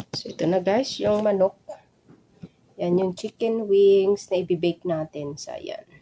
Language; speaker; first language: Filipino; non-native, local second language; Iloko